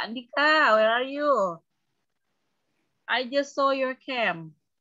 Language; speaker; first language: English; non-native, fluent; Indonesian